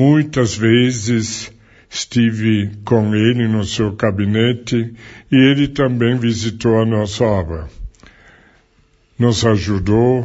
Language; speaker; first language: Portuguese; non-native, fluent; German